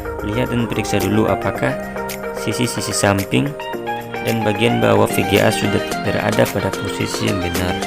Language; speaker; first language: Indonesian; native; Indonesian